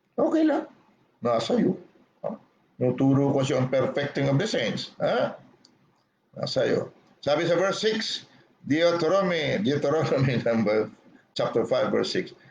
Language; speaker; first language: Filipino; non-native, local second language; Hiligaynon